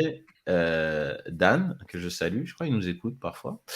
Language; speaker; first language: French; native; French